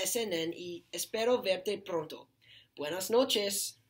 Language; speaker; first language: Spanish; non-native, learner; English